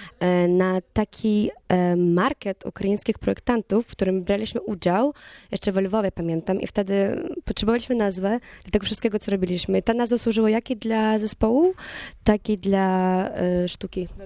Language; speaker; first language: Polish; non-native, learner; Ukrainian